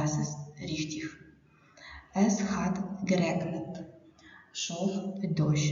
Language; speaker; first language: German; non-native, fluent; Ukrainian